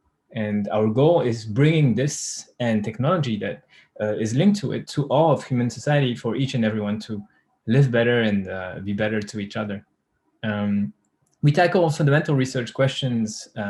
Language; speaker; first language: English; non-native, fluent; French